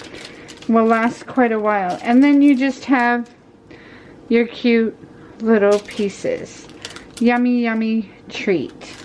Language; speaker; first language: English; native; English